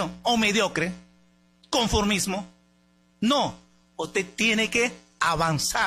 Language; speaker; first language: Spanish; native; Spanish